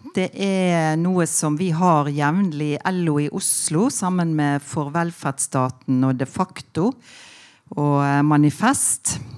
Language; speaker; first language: Norwegian; native; Norwegian